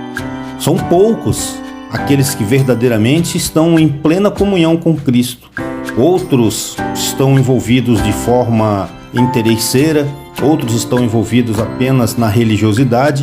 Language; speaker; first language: Portuguese; native; Portuguese